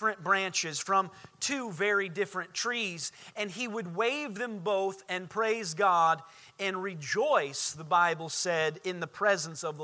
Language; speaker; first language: English; native; English